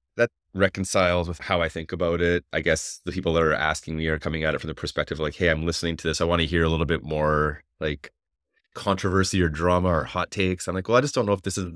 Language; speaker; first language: English; native; English